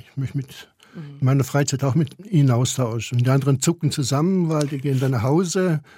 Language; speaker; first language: German; early bilingual, other home language; Croatian